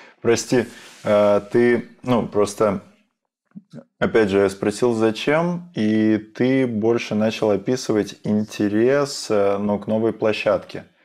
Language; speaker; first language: Russian; native; Russian